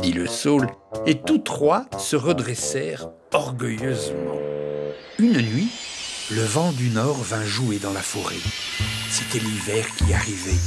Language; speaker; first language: French; native; French